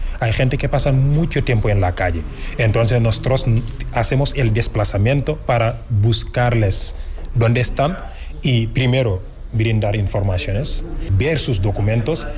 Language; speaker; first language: Spanish; non-native, fluent; Wolof